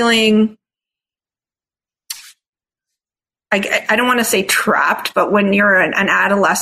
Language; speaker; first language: English; non-native, fluent; Italian